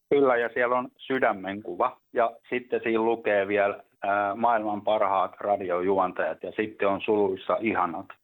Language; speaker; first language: Finnish; native; Finnish